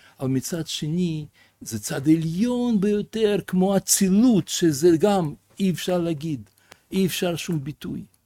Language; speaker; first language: Hebrew; non-native, fluent; Russian